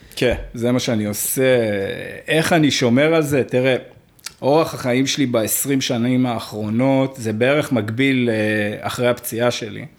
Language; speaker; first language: Hebrew; early bilingual, other home language; Arabic